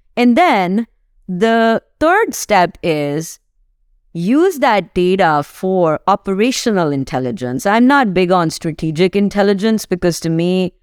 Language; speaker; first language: English; non-native, local second language; Urdu